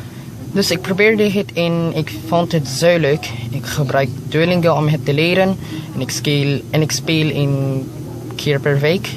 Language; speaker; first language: Dutch; non-native, learner; Filipino